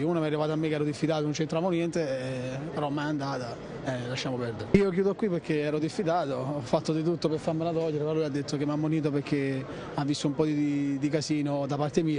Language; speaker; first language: Italian; native; Italian